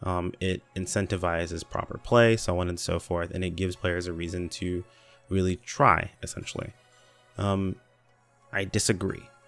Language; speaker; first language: English; native; English